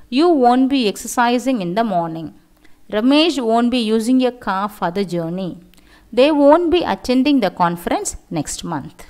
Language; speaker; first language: English; non-native, local second language; Tamil